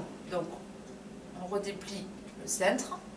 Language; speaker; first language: French; native; French